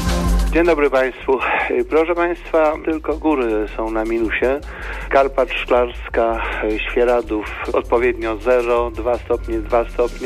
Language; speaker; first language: Polish; native; Polish